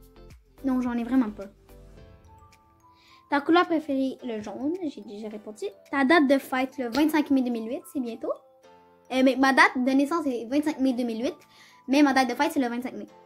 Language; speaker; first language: French; native; French